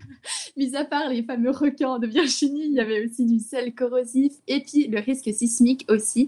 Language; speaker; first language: French; native; French